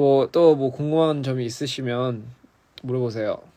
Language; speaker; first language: Korean; early bilingual, heritage; English